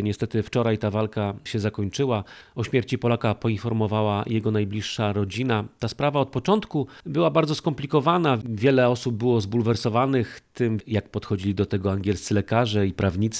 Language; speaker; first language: Polish; native; Polish